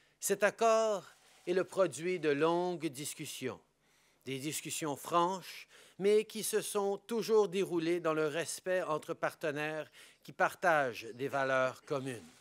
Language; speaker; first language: French; native; French